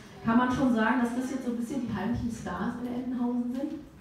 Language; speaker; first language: German; native; German